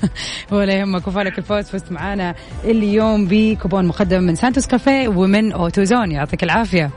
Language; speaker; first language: Arabic; native; Arabic